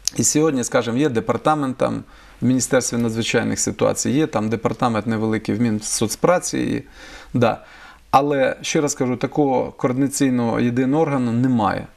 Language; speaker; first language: Ukrainian; native; Ukrainian